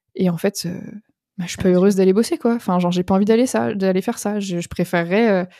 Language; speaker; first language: French; native; French